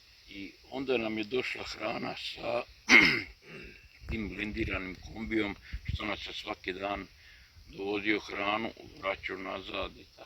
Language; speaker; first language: Croatian; native; Croatian